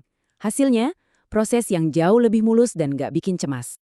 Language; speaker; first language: Indonesian; native; Indonesian